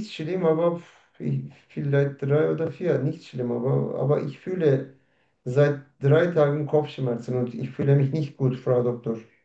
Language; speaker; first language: German; non-native, learner; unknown